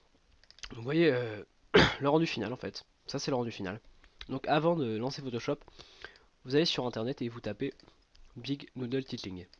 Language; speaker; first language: French; native; French